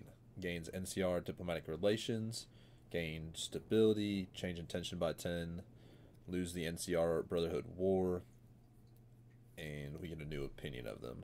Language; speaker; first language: English; native; English